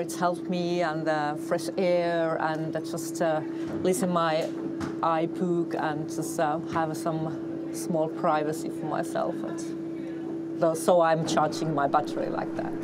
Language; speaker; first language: English; non-native, learner; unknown